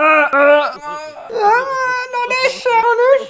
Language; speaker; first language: Italian; native; Italian